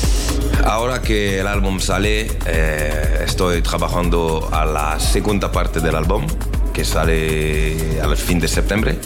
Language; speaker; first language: Spanish; non-native, learner; French